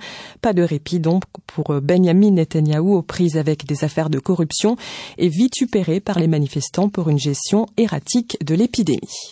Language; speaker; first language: French; native; French